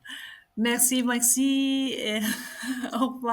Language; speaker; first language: French; non-native, fluent; Spanish